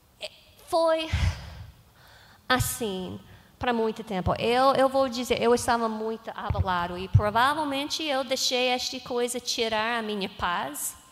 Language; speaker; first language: Portuguese; non-native, learner; English